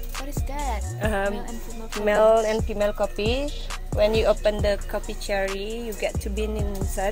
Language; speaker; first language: English; non-native, learner; Indonesian